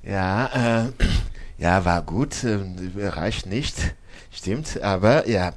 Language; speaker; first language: German; non-native, learner; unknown